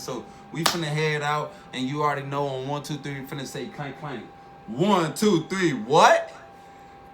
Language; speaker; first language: English; native; English